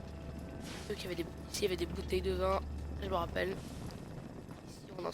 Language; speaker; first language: French; native; French